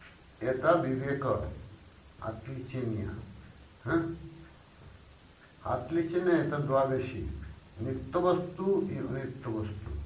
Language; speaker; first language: Russian; non-native, learner; Bangla